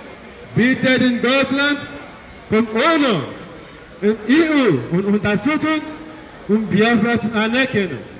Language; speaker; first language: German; non-native, learner; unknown